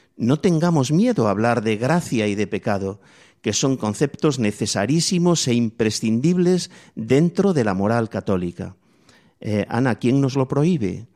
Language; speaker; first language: Spanish; native; Spanish